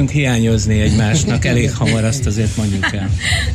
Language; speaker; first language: Hungarian; native; Hungarian